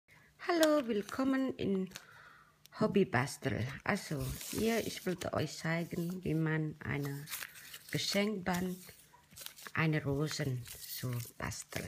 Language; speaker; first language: German; non-native, learner; Indonesian